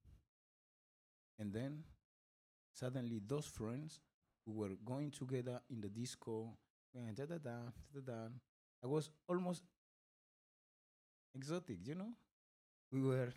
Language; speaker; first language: English; non-native, fluent; Spanish